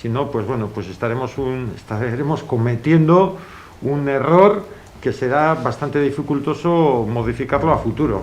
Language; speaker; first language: Spanish; non-native, local second language; Basque